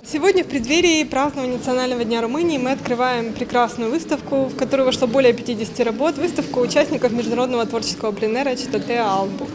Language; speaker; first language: Russian; native; Russian